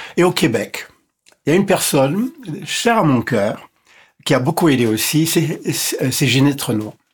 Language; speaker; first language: French; non-native, local second language; English